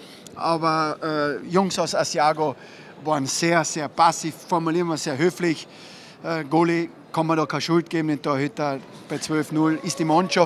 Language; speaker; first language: German; native; German